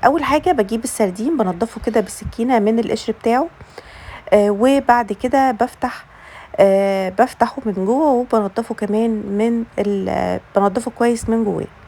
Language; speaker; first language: Arabic; native; Arabic